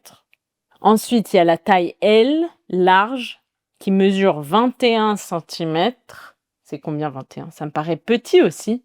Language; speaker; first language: French; native; French